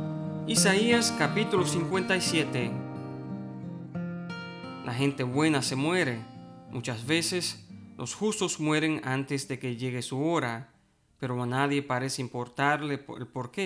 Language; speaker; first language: Spanish; native; Spanish